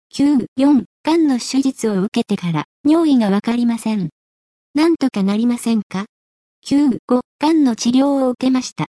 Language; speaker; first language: Japanese; native; Japanese